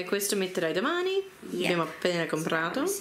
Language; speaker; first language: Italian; early bilingual, heritage; Italian